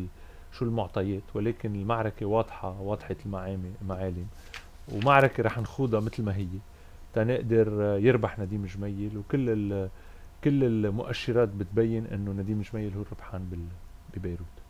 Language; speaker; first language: Arabic; native; Arabic